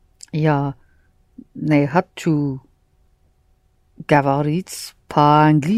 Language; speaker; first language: Russian; non-native, learner; English